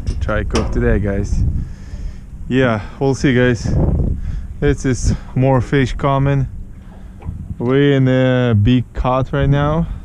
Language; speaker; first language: English; non-native, learner; Ukrainian